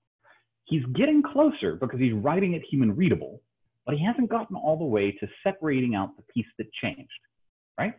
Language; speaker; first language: English; native; English